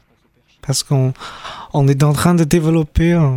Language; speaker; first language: French; non-native, fluent; Chinese